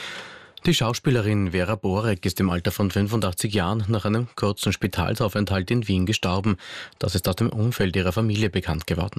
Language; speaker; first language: German; native; German